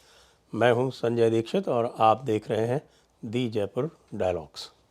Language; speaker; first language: Hindi; native; Hindi